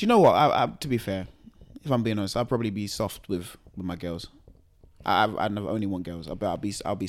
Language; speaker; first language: English; native; English